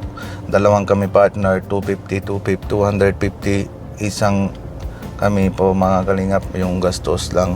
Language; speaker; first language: Filipino; non-native, learner; Punjabi